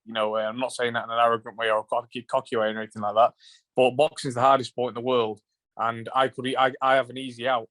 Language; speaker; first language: English; native; English